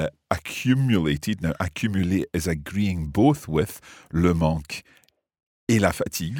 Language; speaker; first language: English; native; English